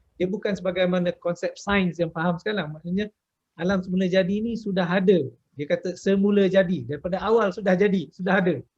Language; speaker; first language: Malay; native; Malay